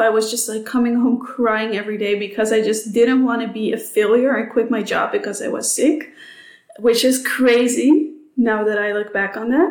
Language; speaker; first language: English; non-native, fluent; Dutch